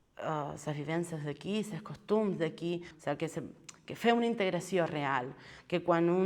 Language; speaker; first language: Catalan; non-native, fluent; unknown